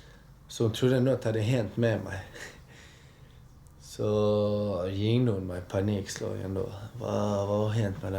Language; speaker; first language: Swedish; early bilingual, other home language; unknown